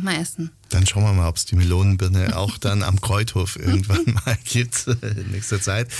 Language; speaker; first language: German; native; German